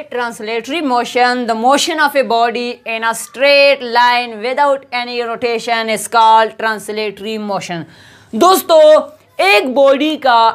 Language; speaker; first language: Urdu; non-native, local second language; Pashto